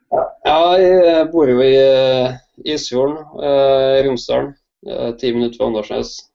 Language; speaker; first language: Norwegian; native; Norwegian